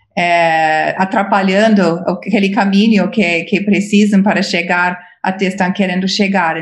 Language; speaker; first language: Portuguese; non-native, fluent; English